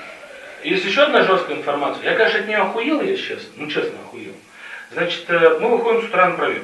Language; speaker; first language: Russian; native; Russian